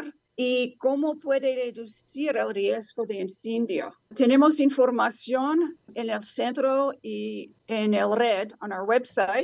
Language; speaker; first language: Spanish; non-native, learner; English